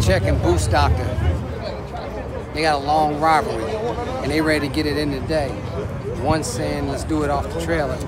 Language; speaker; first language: English; native; English